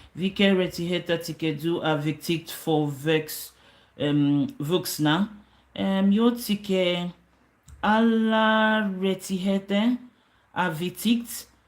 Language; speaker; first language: Swedish; non-native, learner; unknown